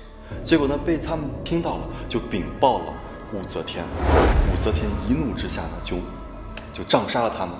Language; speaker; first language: Chinese; native; Chinese